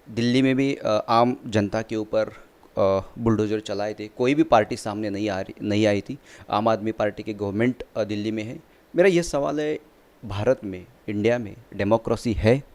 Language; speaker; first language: Hindi; non-native, local second language; Marathi